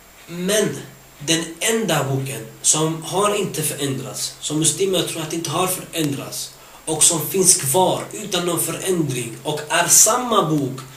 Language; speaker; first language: Swedish; early bilingual, other home language; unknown